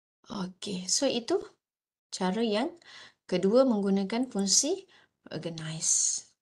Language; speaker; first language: Malay; native; Malay